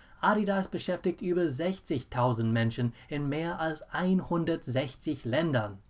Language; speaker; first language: German; non-native, fluent; English